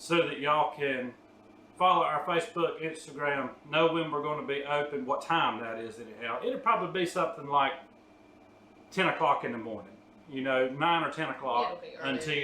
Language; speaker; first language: English; native; English